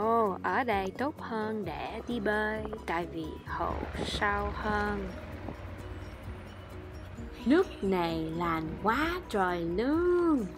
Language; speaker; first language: Vietnamese; non-native, learner; English